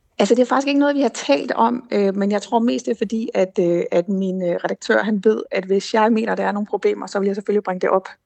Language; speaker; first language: Danish; native; Danish